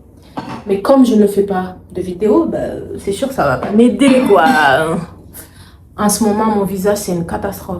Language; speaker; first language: French; native; French